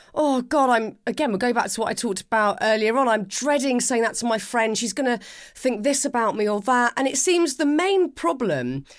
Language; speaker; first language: English; native; English